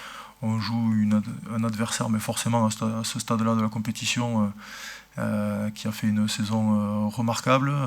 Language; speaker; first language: French; native; French